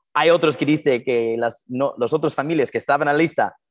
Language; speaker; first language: Spanish; non-native, fluent; English